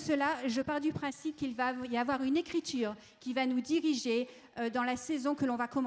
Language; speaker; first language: French; native; French